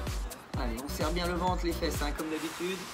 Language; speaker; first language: French; native; French